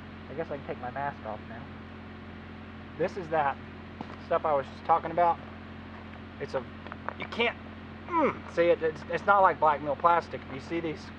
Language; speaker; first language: English; native; English